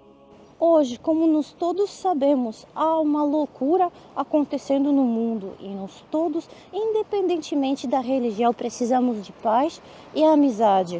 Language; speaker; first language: Portuguese; non-native, fluent; Armenian